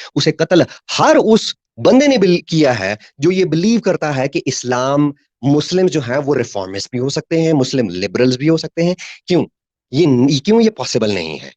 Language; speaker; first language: Urdu; non-native, local second language; Punjabi